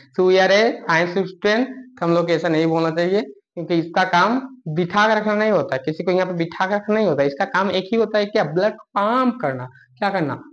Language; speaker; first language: Hindi; non-native, local second language; Bangla